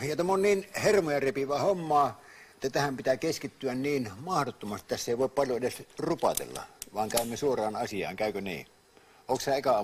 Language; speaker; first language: Finnish; native; Finnish